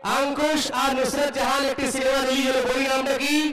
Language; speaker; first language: Hindi; non-native, local second language; Bangla